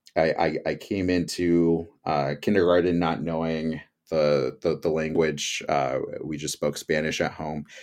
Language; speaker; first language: English; native; English